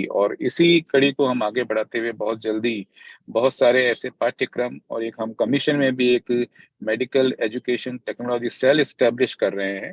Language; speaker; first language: Hindi; native; Hindi